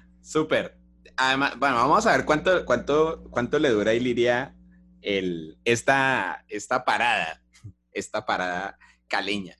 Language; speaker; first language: Spanish; native; Spanish